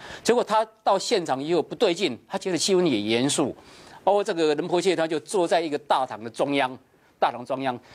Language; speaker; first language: Chinese; native; Chinese